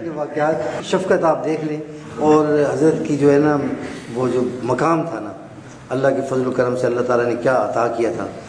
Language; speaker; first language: Urdu; non-native, local second language; Punjabi